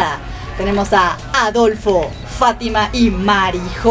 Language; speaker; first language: Spanish; native; Spanish